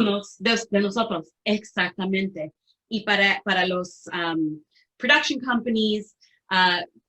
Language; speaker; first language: Spanish; early bilingual, heritage; Spanish